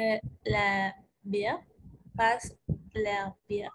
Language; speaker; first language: French; non-native, learner; Spanish